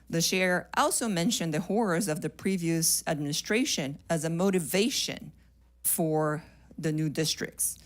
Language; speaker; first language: English; non-native, fluent; Portuguese